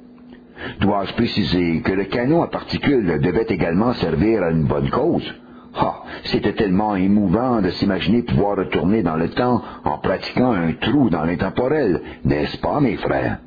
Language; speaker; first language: French; native; French